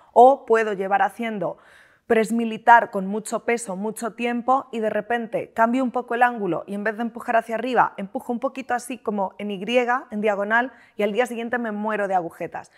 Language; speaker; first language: Spanish; native; Spanish